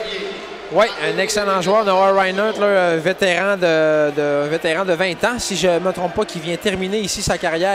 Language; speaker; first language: French; native; French